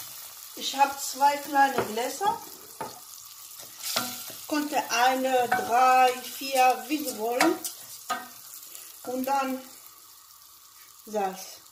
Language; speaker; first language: German; non-native, learner; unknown